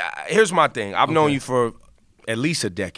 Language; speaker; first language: English; native; English